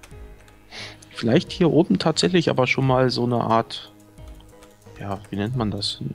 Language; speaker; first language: German; native; German